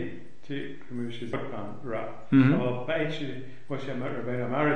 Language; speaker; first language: Hebrew; non-native, learner; English